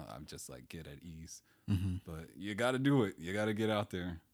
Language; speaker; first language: English; native; English